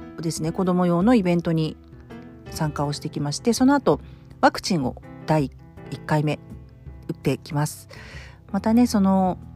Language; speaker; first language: Japanese; native; Japanese